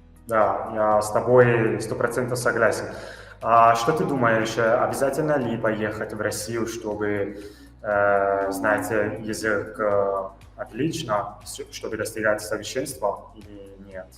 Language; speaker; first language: Russian; non-native, fluent; Italian